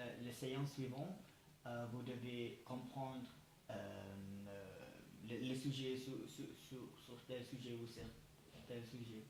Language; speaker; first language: French; non-native, learner; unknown